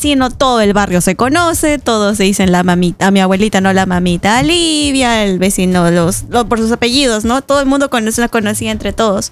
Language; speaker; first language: Spanish; native; Spanish